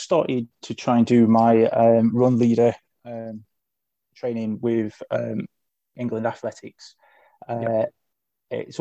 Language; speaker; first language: English; native; English